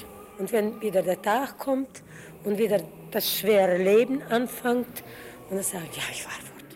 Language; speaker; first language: German; early bilingual, heritage; German